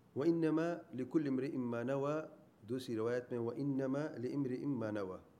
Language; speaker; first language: Urdu; native; Urdu